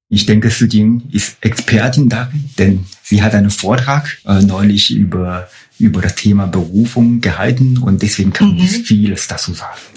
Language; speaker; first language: German; non-native, fluent; Chinese